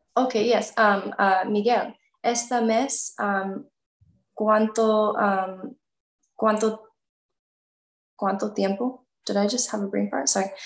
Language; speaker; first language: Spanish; non-native, learner; English